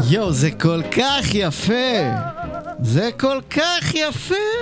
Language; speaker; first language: Hebrew; native; Hebrew